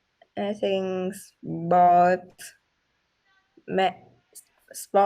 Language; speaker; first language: English; non-native, learner; Vietnamese